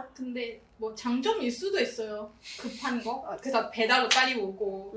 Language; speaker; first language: Korean; non-native, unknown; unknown